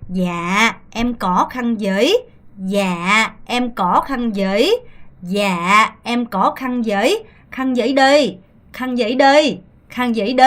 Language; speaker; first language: Vietnamese; non-native, fluent; Korean